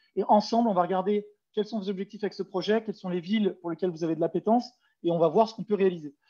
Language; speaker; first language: French; native; French